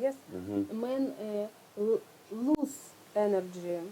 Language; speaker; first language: English; non-native, learner; Russian